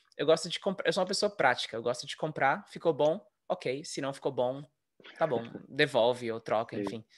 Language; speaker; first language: Portuguese; native; Portuguese